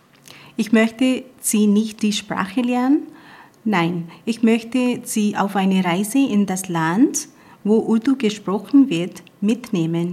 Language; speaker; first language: German; non-native, fluent; Punjabi